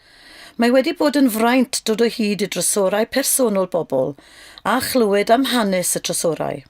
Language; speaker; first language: Welsh; native; Welsh